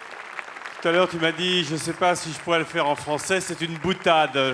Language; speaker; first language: French; native; French